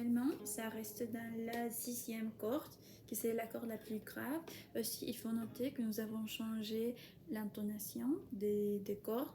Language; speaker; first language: French; non-native, fluent; Spanish